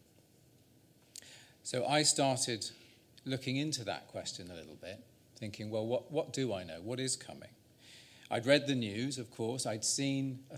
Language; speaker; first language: English; native; English